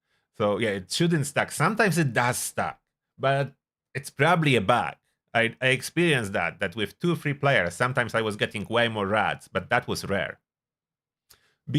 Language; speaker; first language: English; non-native, fluent; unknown